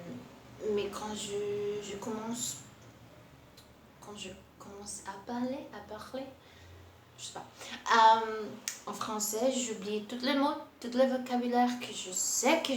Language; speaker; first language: French; non-native, learner; Portuguese